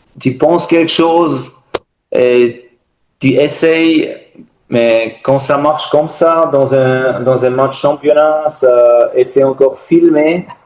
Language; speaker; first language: French; non-native, learner; German